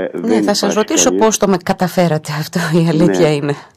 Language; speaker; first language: Greek; native; Greek